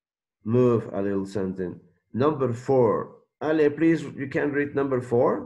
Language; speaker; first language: English; non-native, learner; Spanish